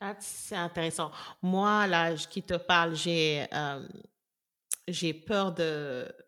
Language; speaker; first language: French; non-native, local second language; Wolof